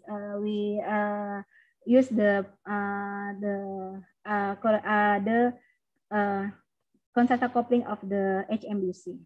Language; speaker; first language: English; non-native, learner; Indonesian